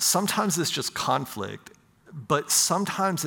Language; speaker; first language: English; native; English